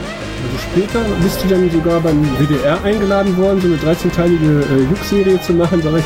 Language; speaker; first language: German; native; German